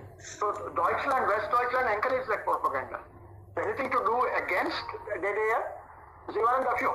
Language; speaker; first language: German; non-native, fluent; Hindi